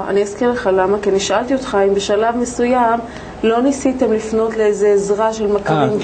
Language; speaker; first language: Hebrew; native; Hebrew